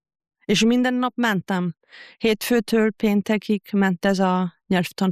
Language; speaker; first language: Hungarian; non-native, learner; German